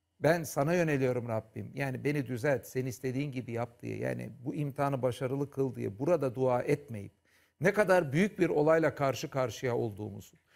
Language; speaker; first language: Turkish; native; Turkish